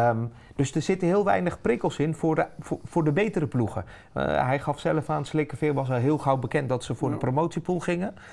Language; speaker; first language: Dutch; native; Dutch